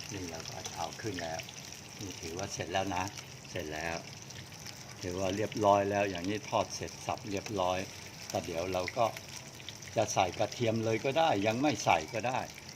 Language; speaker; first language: Thai; non-native, fluent; Chinese